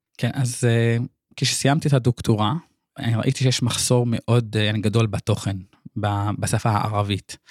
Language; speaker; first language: Hebrew; non-native, local second language; Arabic